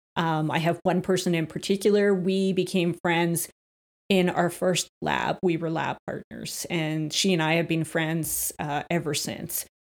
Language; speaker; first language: English; native; English